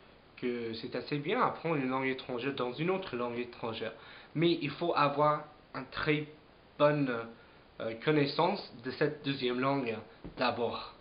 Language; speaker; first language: French; non-native, fluent; English